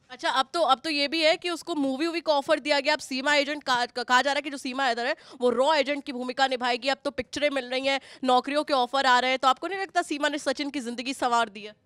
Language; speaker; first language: Hindi; native; Hindi